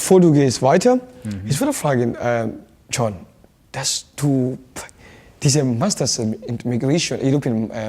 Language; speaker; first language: German; non-native, learner; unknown